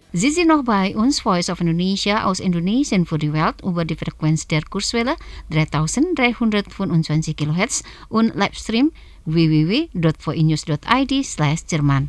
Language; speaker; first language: German; non-native, fluent; Indonesian